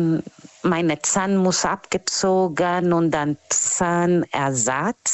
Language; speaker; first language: German; non-native, fluent; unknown